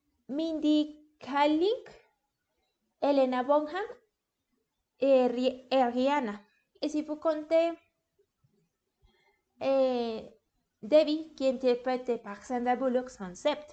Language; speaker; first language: French; non-native, learner; English